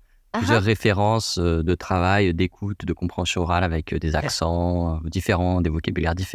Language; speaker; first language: French; native; French